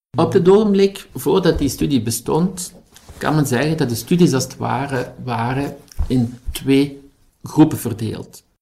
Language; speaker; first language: Dutch; native; Dutch